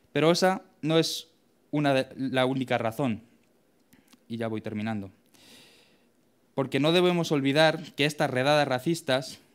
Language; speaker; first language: Spanish; native; Spanish